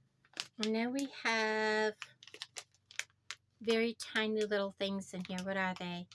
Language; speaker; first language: English; native; English